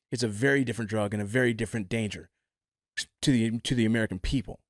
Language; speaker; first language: English; native; English